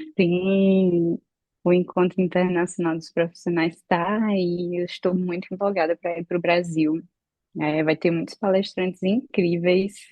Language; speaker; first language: Portuguese; native; Portuguese